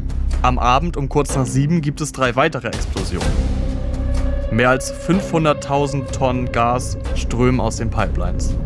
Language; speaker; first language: German; native; German